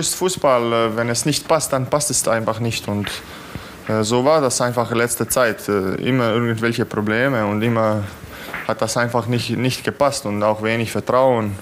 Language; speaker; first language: German; non-native, fluent; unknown